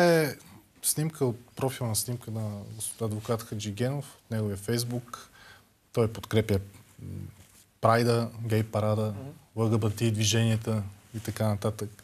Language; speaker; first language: Bulgarian; native; Bulgarian